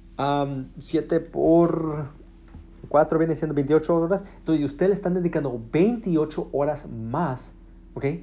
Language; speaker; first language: Spanish; early bilingual, heritage; Spanish